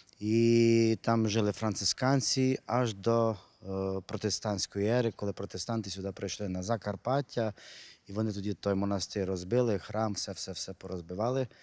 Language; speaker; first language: Ukrainian; non-native, local second language; Hungarian